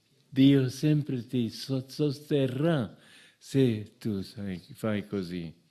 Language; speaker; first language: Italian; non-native, fluent; English